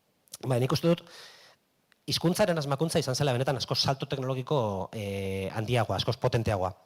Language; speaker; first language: Basque; native; Basque